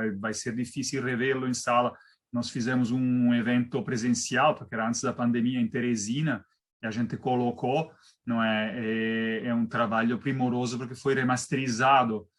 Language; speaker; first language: Portuguese; non-native, fluent; Italian